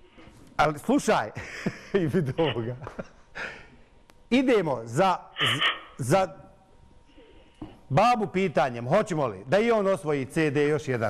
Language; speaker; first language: Bosnian; native; Bosnian